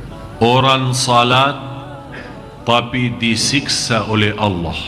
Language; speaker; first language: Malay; non-native, fluent; Arabic